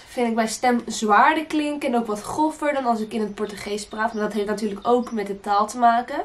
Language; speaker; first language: Dutch; early bilingual, other home language; Portuguese